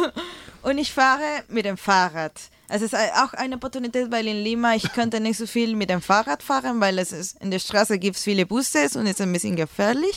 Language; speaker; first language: German; non-native, learner; Spanish